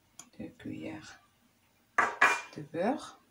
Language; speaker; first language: French; non-native, local second language; Arabic